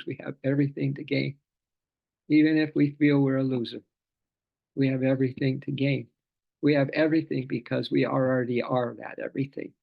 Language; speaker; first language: English; native; English